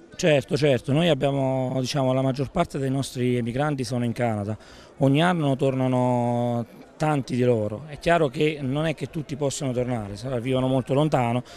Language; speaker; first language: Italian; native; Italian